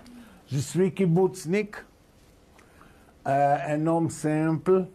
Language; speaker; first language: French; non-native, learner; Hebrew